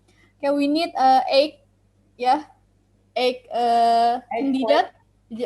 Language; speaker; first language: English; non-native, learner; Indonesian